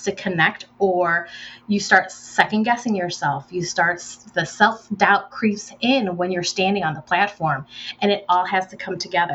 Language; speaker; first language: English; native; English